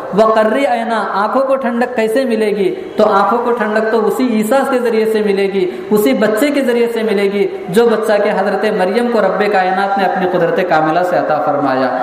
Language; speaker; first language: Urdu; native; Urdu